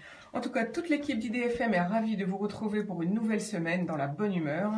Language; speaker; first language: French; native; French